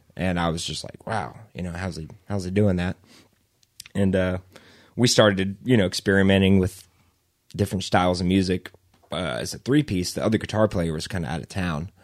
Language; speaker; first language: English; native; English